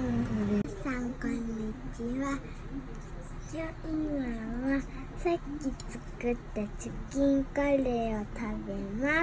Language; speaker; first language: Japanese; early bilingual, other home language; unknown